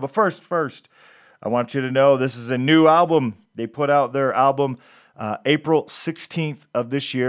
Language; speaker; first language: English; native; English